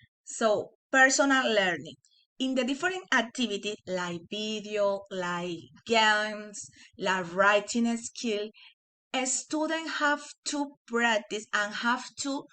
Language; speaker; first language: English; non-native, learner; Spanish